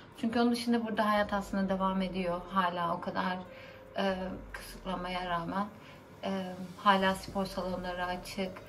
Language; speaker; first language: Turkish; native; Turkish